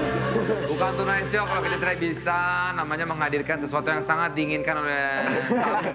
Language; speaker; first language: Indonesian; native; Indonesian